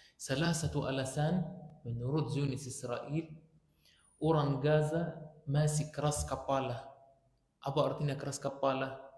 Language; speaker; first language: Malay; non-native, fluent; Arabic